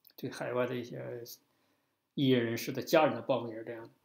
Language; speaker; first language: Chinese; native; Chinese